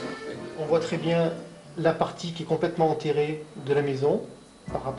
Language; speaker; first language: French; native; French